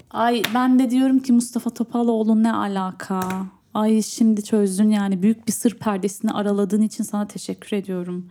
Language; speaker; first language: Turkish; native; Turkish